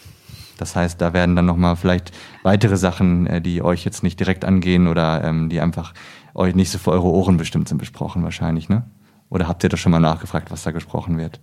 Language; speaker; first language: German; native; German